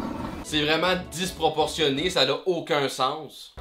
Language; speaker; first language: French; native; French